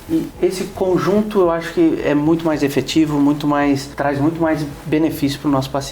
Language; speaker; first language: Portuguese; native; Portuguese